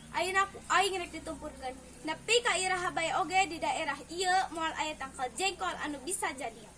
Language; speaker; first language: Sundanese; native; Sundanese